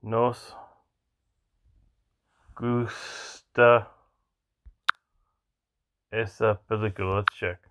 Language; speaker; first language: Spanish; non-native, learner; English